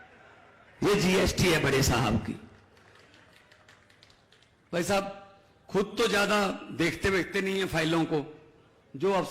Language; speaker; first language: Hindi; non-native, local second language; Punjabi